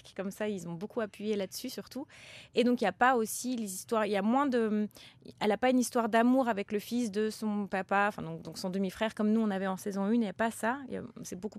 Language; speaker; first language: French; early bilingual, other home language; Turkish